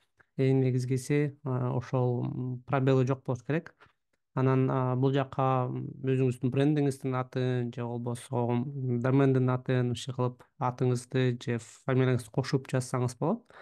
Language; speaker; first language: Kyrgyz; native; Kyrgyz